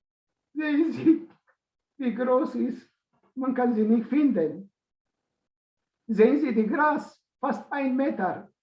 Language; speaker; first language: German; non-native, learner; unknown